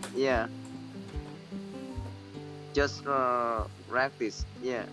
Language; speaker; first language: English; non-native, learner; Vietnamese